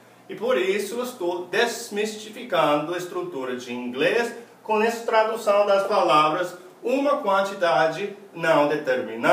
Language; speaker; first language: Portuguese; non-native, fluent; English